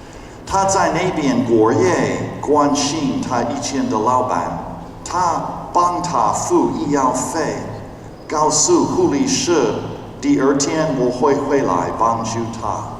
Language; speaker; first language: Chinese; non-native, fluent; English